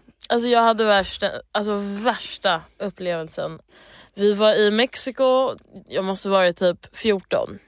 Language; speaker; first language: Swedish; early bilingual, heritage; English